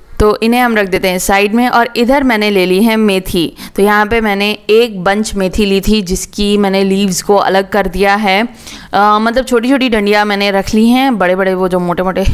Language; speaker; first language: Hindi; native; Hindi